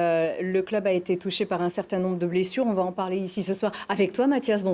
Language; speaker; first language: French; native; French